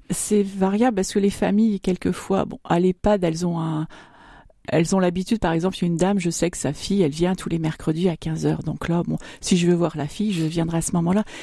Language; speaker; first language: French; native; French